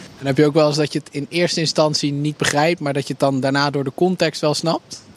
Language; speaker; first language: Dutch; native; Dutch